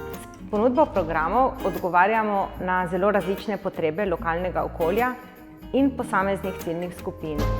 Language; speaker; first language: Slovenian; native; Slovenian